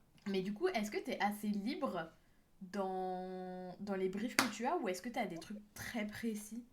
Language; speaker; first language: French; native; French